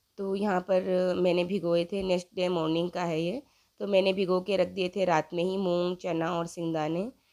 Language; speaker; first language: Hindi; native; Hindi